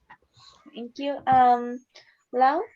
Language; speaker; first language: English; non-native, learner; Spanish